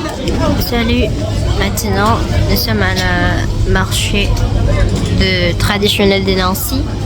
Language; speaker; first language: French; non-native, learner; Indonesian